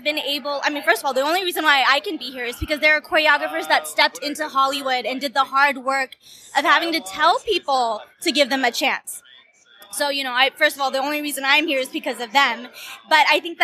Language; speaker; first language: English; native; English